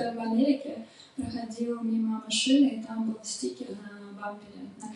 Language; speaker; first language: Russian; native; Russian